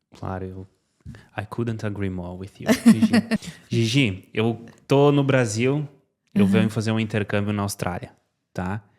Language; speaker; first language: Portuguese; native; Portuguese